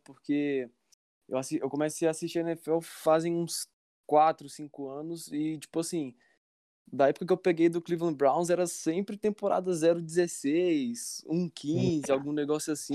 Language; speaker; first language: Portuguese; native; Portuguese